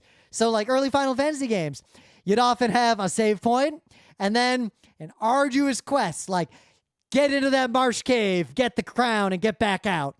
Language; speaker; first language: English; native; English